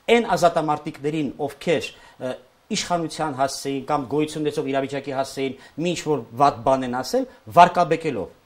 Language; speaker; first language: Armenian; native; Armenian